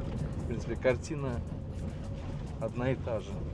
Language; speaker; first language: Russian; native; Russian